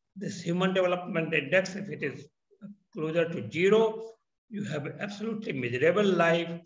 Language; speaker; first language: English; non-native, local second language; Hindi